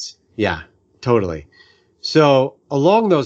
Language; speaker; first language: English; native; English